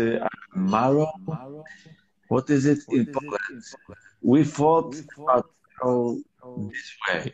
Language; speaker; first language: English; non-native, learner; Polish